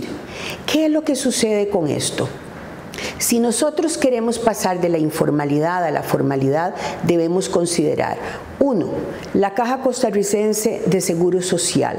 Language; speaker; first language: Spanish; native; Spanish